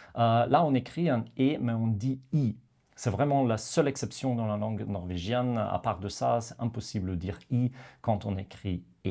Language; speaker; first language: French; non-native, fluent; Norwegian